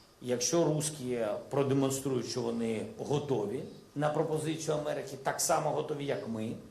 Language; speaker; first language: Ukrainian; non-native, local second language; Russian